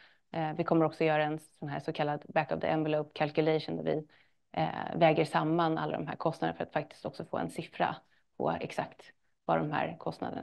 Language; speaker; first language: Swedish; native; Swedish